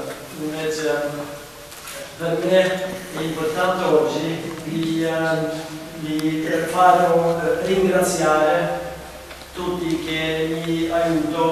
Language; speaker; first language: Italian; non-native, learner; Norwegian